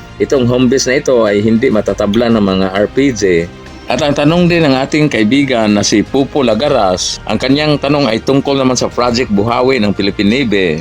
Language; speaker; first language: Filipino; non-native, local second language; Cebuano